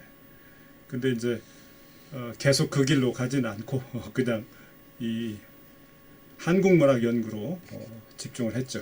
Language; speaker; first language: Korean; native; Korean